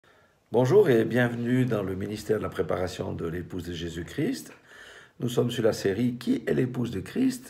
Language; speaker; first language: French; native; French